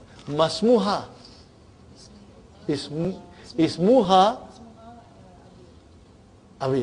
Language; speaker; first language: Arabic; non-native, fluent; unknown